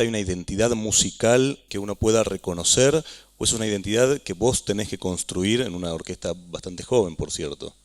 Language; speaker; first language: Spanish; native; Spanish